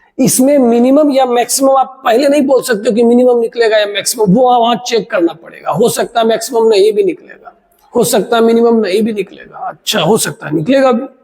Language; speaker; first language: Hindi; native; Hindi